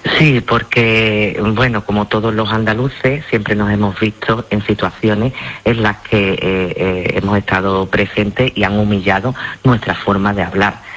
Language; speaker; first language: Spanish; native; Spanish